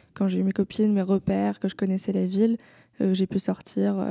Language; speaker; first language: French; native; French